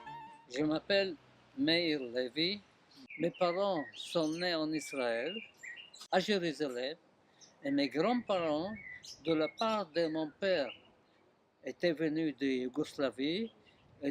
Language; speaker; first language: French; non-native, fluent; Hebrew